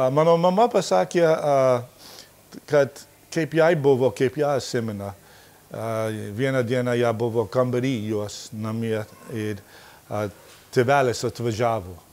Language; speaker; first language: Lithuanian; early bilingual, heritage; Lithuanian